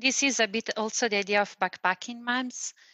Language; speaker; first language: English; non-native, fluent; Italian